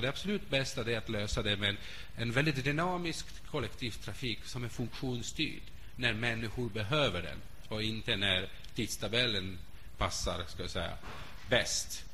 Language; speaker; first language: Swedish; non-native, fluent; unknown